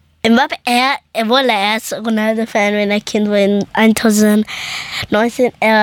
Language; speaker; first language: German; early bilingual, other home language; Persian